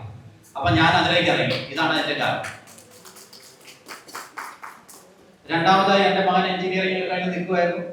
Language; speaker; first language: Malayalam; native; Malayalam